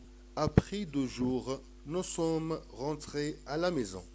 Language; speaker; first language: French; non-native, local second language; Arabic